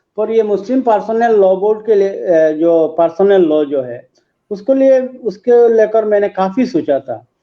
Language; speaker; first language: Hindi; non-native, local second language; Bangla